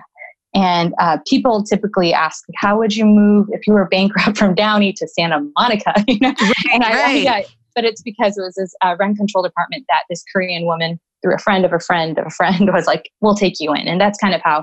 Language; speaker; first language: English; native; English